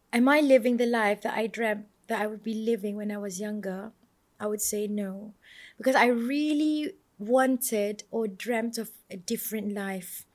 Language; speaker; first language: English; non-native, local second language; Malay